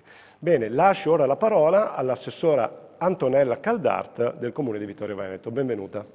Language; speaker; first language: Italian; native; Italian